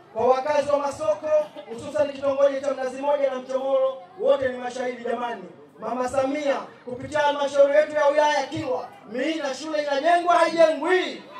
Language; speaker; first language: Swahili; native; Swahili